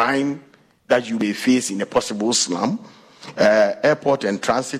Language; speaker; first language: English; non-native, local second language; Akan